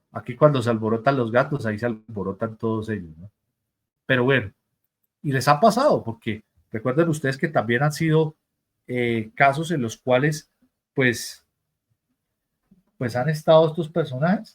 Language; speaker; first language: Spanish; native; Spanish